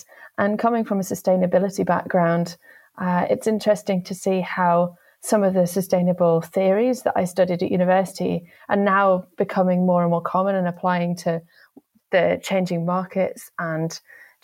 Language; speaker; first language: English; native; English